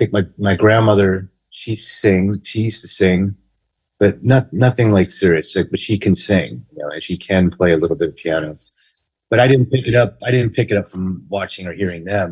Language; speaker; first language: English; native; English